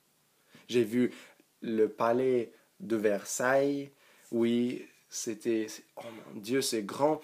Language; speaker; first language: French; non-native, learner; English